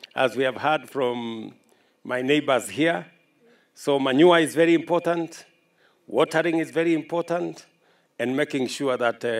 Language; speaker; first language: English; non-native, local second language; Kalenjin